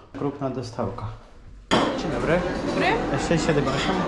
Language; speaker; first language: Polish; non-native, learner; Ukrainian